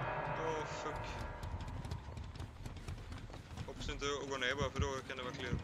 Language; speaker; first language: Swedish; native; Swedish